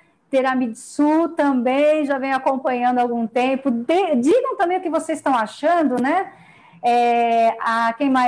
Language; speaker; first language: Portuguese; native; Portuguese